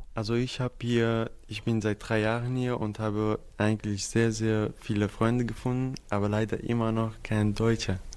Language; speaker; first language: German; non-native, fluent; Arabic